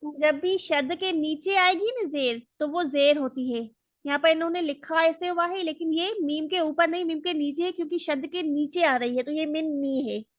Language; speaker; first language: Urdu; native; Urdu